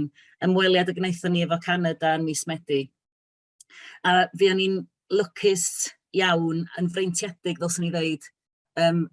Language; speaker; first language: Welsh; native; Welsh